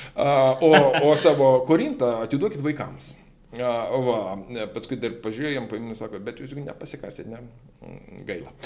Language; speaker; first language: Lithuanian; non-native, local second language; Russian